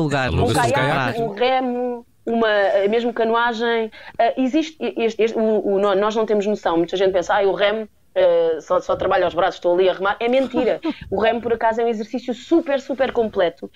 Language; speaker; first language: Portuguese; native; Portuguese